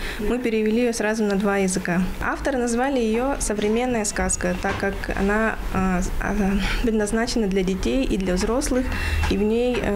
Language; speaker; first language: Russian; non-native, local second language; Tuvinian